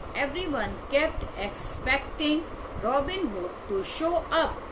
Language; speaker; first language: English; non-native, local second language; Hindi